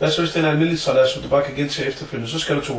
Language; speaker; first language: Danish; non-native, fluent; Arabic